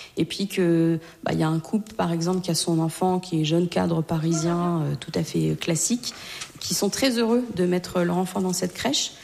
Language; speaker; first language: French; native; French